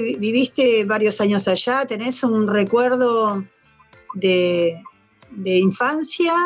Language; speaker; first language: Spanish; native; Spanish